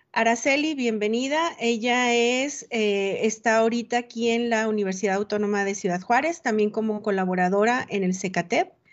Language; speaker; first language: Spanish; native; Spanish